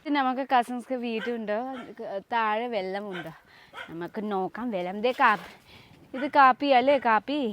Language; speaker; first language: Malayalam; non-native, learner; Nepali